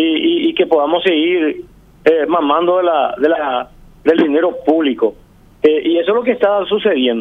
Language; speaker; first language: Spanish; native; Spanish